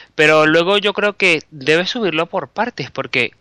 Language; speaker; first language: Spanish; native; Spanish